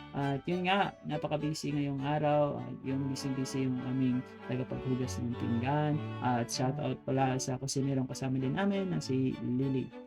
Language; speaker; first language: Filipino; native; Filipino